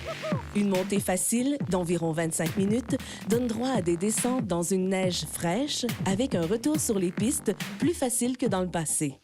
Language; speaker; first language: French; native; French